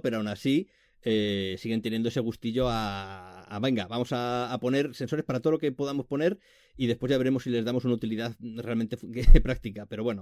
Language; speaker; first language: Spanish; native; Spanish